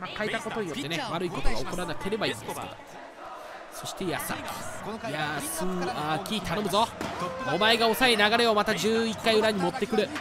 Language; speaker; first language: Japanese; native; Japanese